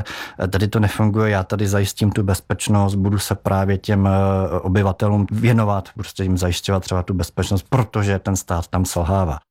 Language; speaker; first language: Czech; native; Czech